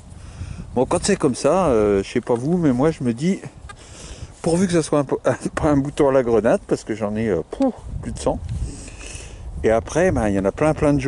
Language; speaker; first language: French; native; French